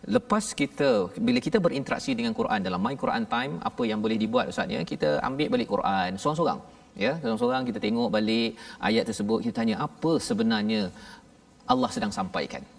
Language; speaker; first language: Malay; native; Malay